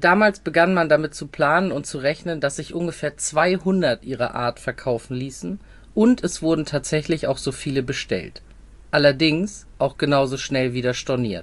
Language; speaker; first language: German; native; German